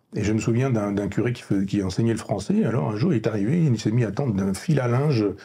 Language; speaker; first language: French; native; French